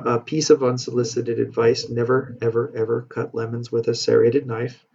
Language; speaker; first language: English; native; English